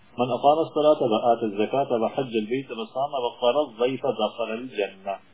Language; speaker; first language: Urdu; non-native, local second language; Punjabi